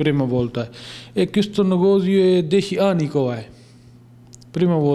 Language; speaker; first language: Italian; non-native, learner; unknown